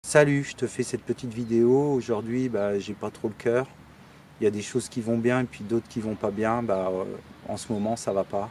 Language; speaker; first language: French; native; French